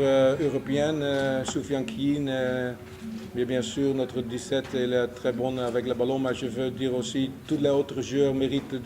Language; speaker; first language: French; non-native, fluent; Dutch